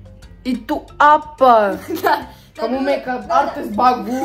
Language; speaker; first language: Indonesian; non-native, learner; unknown